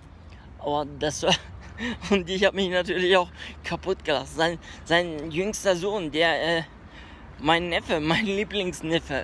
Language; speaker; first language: German; early bilingual, other home language; Turkish